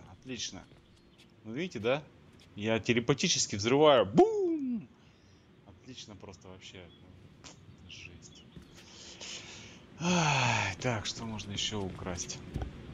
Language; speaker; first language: Russian; native; Russian